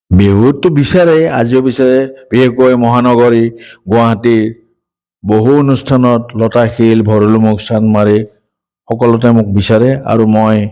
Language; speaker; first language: Assamese; native; Assamese